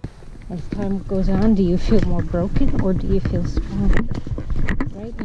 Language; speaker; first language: English; native; English